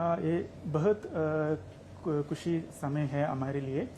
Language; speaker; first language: Hindi; non-native, local second language; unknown